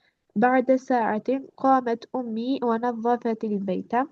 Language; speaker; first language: Arabic; non-native, learner; Albanian